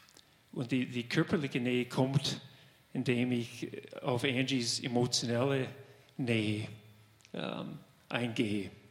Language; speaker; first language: German; non-native, fluent; English